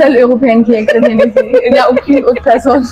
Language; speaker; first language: French; non-native, fluent; German